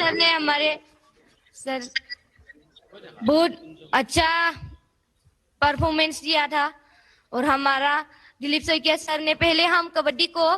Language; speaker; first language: Hindi; non-native, local second language; Assamese